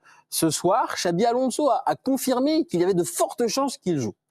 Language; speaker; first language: French; native; French